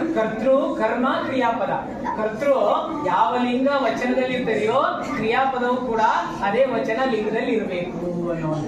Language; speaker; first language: Kannada; native; Kannada